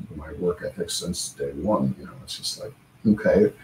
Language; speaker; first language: English; native; English